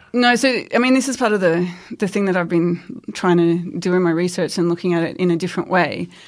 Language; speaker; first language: English; native; English